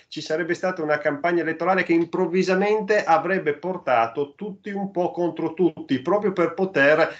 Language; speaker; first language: Italian; native; Italian